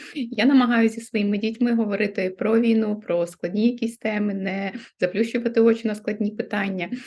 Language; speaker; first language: Ukrainian; non-native, local second language; Russian